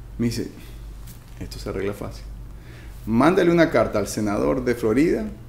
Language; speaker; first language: Spanish; native; Spanish